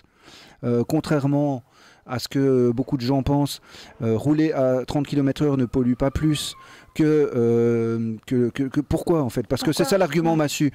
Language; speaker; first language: French; native; French